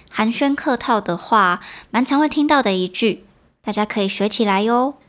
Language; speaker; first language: Chinese; non-native, local second language; Hakka Chinese